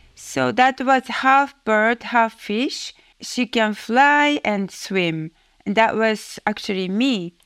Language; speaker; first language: English; non-native, fluent; Japanese